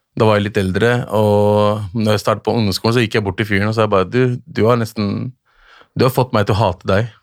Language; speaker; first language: Norwegian; early bilingual, other home language; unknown